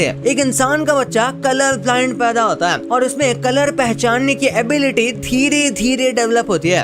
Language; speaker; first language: Hindi; native; Hindi